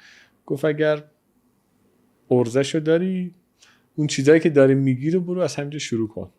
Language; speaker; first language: Persian; native; Persian